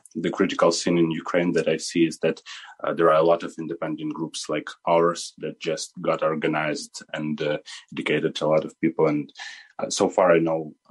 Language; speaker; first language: English; non-native, fluent; Ukrainian